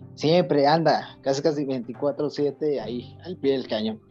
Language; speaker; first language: Spanish; native; Spanish